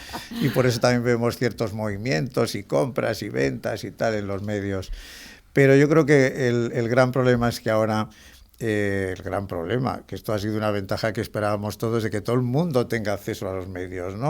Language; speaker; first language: Spanish; native; Spanish